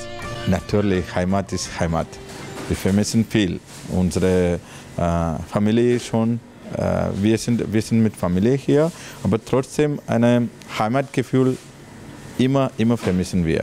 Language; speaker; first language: German; non-native, learner; Malayalam